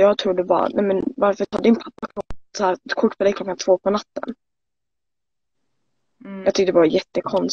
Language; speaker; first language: Swedish; native; Swedish